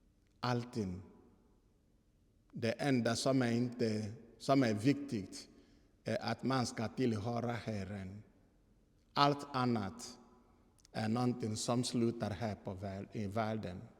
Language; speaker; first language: Swedish; non-native, fluent; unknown